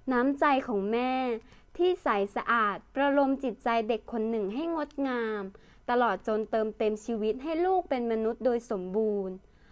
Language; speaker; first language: Thai; early bilingual, other home language; Lao